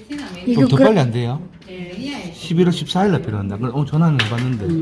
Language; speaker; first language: Korean; native; Korean